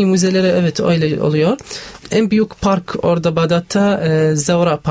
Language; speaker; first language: Turkish; non-native, learner; Arabic